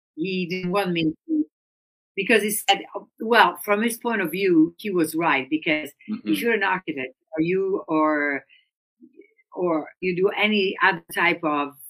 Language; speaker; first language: English; non-native, fluent; Italian